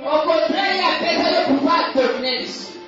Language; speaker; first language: French; non-native, local second language; Lingala